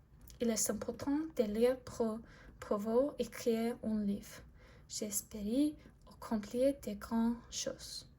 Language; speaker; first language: French; non-native, learner; English